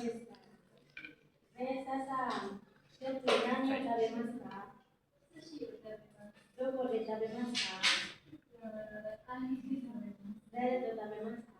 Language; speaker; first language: Japanese; non-native, learner; Indonesian